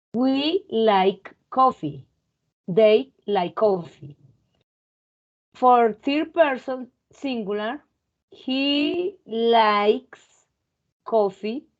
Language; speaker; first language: English; non-native, fluent; Spanish